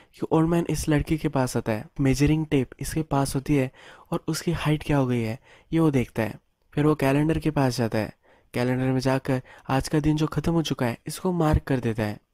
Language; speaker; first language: Hindi; native; Hindi